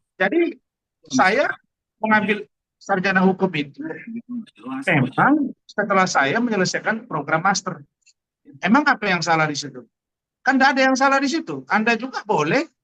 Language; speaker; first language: Indonesian; native; Indonesian